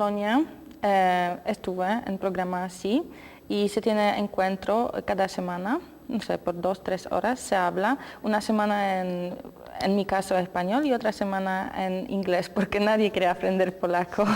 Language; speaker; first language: Spanish; non-native, learner; Polish